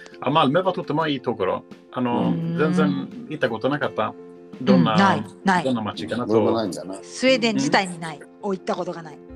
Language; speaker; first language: Japanese; non-native, learner; Swedish